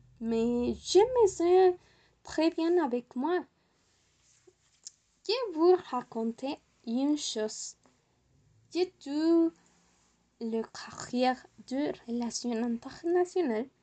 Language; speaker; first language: French; non-native, learner; Spanish